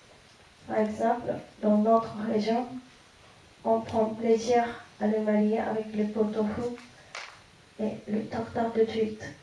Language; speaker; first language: French; non-native, fluent; Japanese